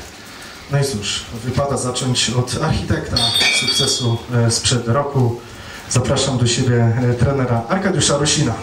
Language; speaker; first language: Polish; native; Polish